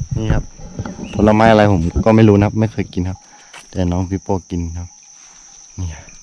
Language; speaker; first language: Thai; non-native, local second language; Karen languages